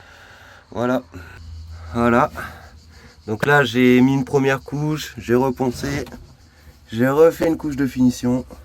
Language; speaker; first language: French; native; French